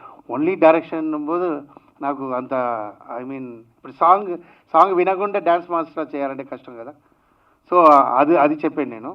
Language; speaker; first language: Telugu; non-native, learner; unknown